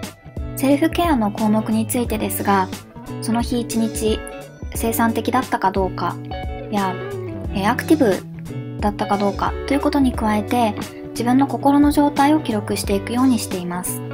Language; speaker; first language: Japanese; native; Japanese